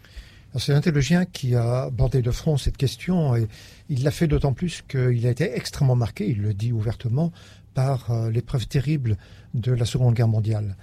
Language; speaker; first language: French; native; French